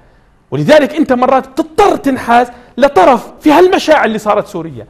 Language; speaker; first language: Arabic; native; Arabic